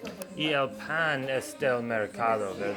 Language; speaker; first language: Spanish; non-native, learner; English